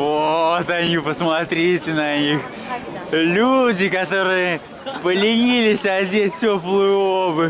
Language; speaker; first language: Russian; native; Russian